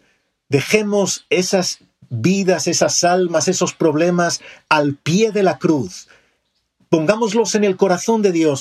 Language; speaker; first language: Spanish; native; Spanish